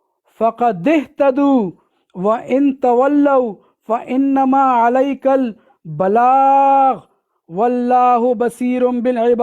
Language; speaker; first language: Urdu; native; Urdu